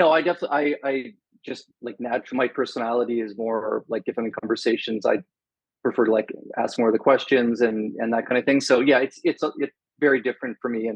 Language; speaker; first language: English; native; English